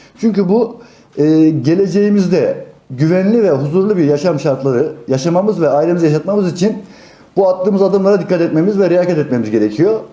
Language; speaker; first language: Turkish; native; Turkish